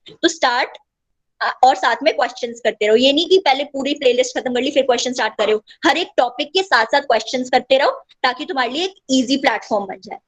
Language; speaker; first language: Hindi; native; Hindi